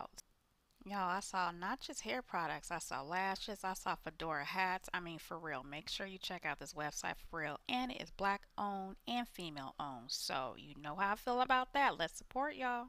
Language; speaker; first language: English; native; English